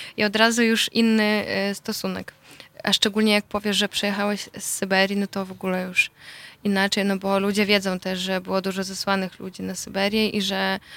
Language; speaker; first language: Polish; non-native, fluent; Russian